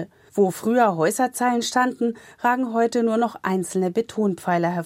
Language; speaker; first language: German; native; German